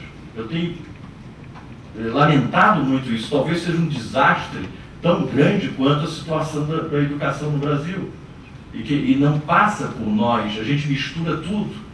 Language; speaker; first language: Portuguese; native; Portuguese